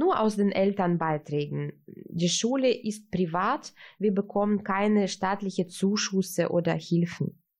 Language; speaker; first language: German; early bilingual, heritage; Russian